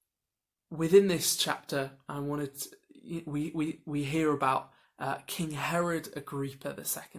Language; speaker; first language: English; native; English